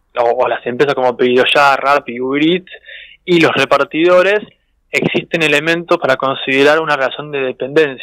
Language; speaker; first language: Spanish; native; Spanish